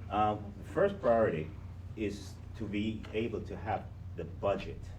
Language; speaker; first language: English; native; English